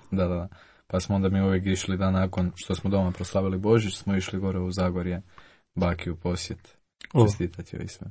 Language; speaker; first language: Croatian; native; Croatian